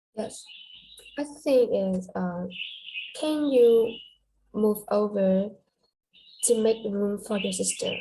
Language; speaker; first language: English; non-native, learner; Vietnamese